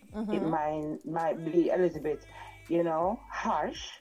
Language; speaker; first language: English; non-native, local second language; Jamaican Creole English